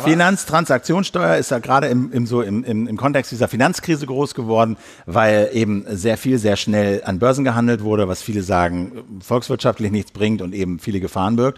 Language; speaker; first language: German; native; German